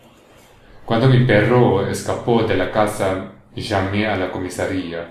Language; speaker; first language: Spanish; non-native, learner; English